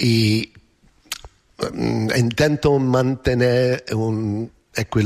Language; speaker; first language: Spanish; non-native, learner; English